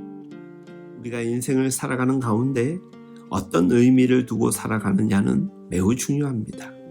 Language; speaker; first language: Korean; native; Korean